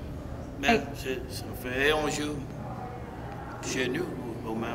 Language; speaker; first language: French; non-native, local second language; English